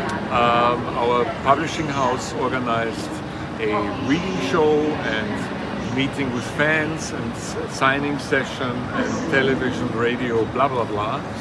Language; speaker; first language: English; non-native, fluent; German